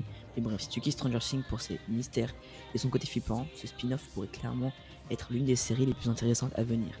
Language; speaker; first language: French; native; French